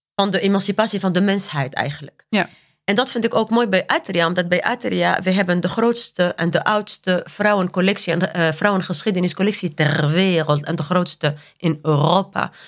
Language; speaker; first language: Dutch; non-native, fluent; Arabic